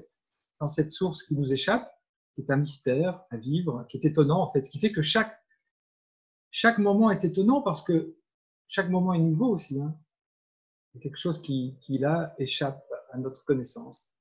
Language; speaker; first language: French; native; French